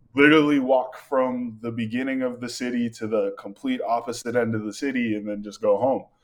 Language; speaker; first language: English; native; English